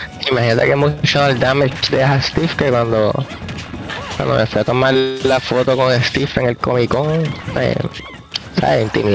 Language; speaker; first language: Spanish; native; Spanish